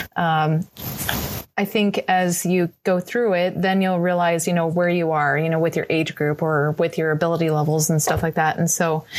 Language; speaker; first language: English; native; English